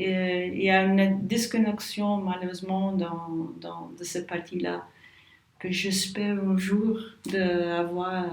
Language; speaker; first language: French; non-native, learner; English